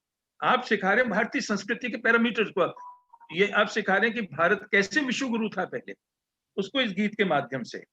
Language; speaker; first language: Hindi; native; Hindi